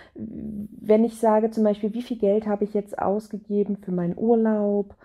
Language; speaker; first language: German; native; German